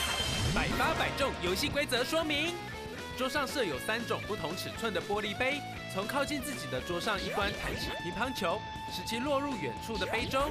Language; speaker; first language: Chinese; native; Chinese